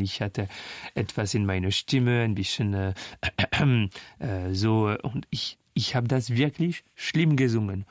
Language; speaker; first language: German; non-native, fluent; French